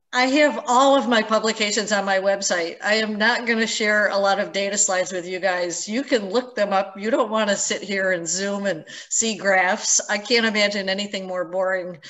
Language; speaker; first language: English; native; English